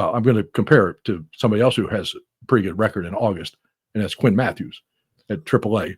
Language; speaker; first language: English; native; English